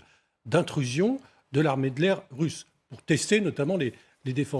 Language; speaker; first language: French; native; French